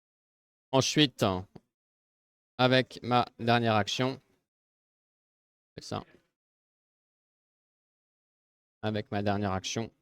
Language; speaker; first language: French; native; French